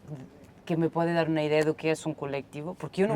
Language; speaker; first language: Spanish; non-native, fluent; Portuguese